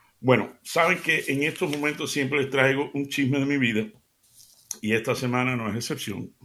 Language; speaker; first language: Spanish; native; Spanish